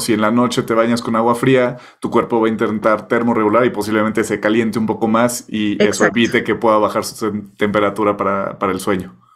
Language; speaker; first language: Spanish; native; Spanish